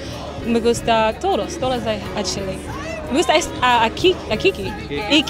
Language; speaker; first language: Spanish; non-native, learner; English